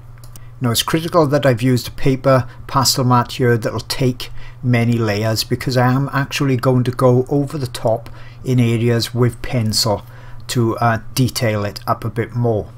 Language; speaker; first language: English; native; English